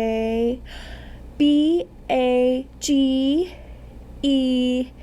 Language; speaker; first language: English; native; English